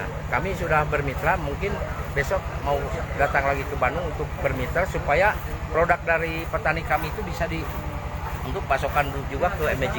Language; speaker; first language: Indonesian; native; Indonesian